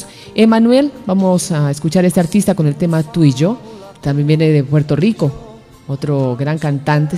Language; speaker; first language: Spanish; native; Spanish